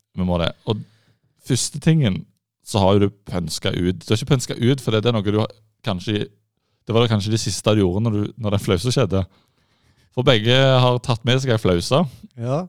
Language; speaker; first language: Norwegian; native; Norwegian